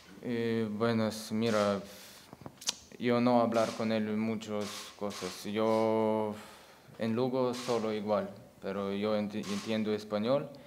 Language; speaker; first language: Spanish; non-native, learner; Ukrainian